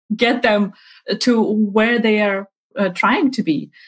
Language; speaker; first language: English; non-native, fluent; Ukrainian